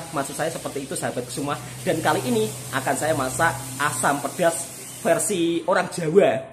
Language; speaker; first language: Indonesian; native; Indonesian